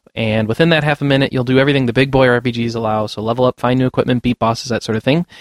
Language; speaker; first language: English; native; English